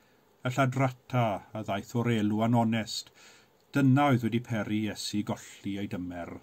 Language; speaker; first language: Welsh; native; Welsh